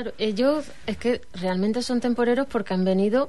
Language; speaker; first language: Spanish; native; Spanish